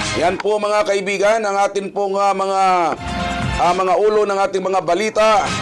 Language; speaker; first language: Filipino; native; Filipino